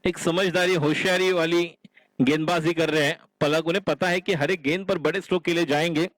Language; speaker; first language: Hindi; non-native, local second language; Marathi